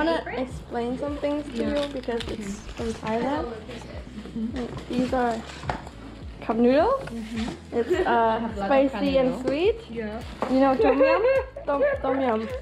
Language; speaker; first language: English; non-native, learner; Thai